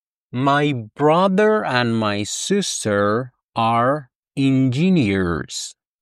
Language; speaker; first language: English; non-native, fluent; Persian